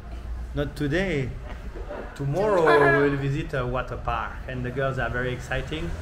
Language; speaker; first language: English; non-native, fluent; French